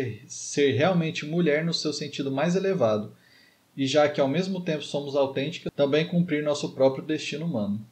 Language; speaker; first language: Portuguese; native; Portuguese